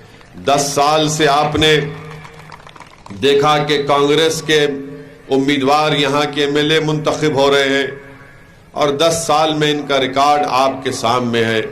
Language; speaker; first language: Urdu; native; Urdu